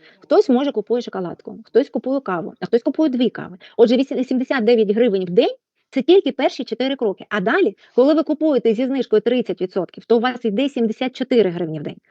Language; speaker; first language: Ukrainian; non-native, local second language; Russian